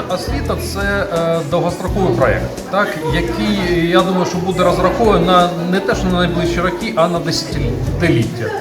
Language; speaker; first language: Ukrainian; native; Ukrainian